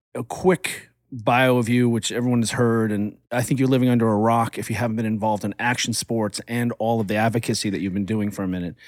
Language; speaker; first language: English; early bilingual, other home language; German